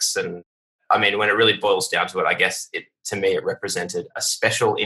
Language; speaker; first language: English; native; English